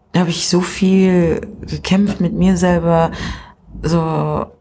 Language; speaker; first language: German; early bilingual, other home language; Swahili